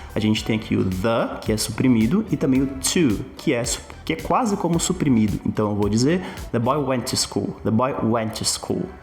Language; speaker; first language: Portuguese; native; Portuguese